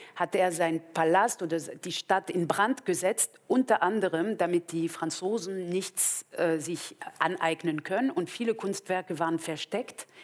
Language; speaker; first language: German; non-native, fluent; French